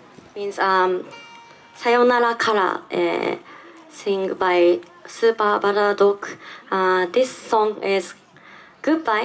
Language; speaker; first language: English; non-native, learner; Japanese